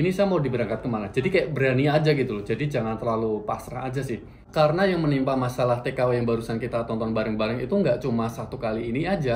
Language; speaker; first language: Indonesian; native; Indonesian